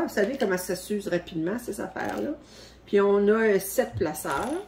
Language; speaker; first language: French; native; French